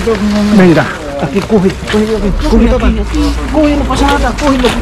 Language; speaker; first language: Spanish; non-native, learner; Filipino